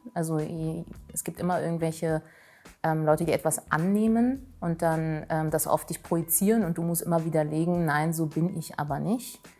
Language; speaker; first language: German; early bilingual, other home language; Turkish